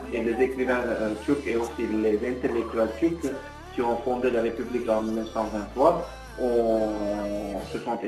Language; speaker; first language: French; non-native, fluent; Turkish